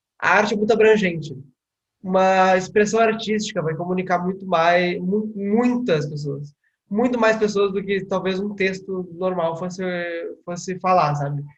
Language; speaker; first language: Portuguese; native; Portuguese